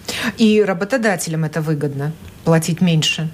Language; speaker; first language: Russian; native; Russian